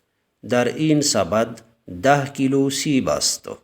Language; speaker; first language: Persian; non-native, fluent; Urdu